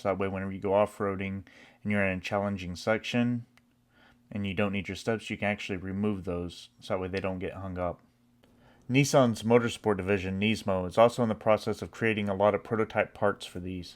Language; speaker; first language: English; native; English